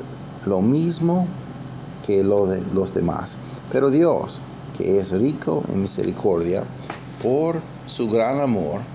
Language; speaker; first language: Spanish; non-native, fluent; English